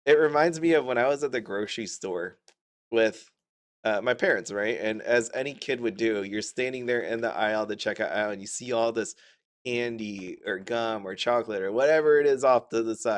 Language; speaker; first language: English; native; English